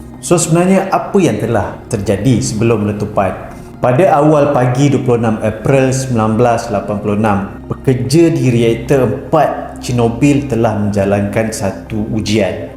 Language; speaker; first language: Malay; native; Malay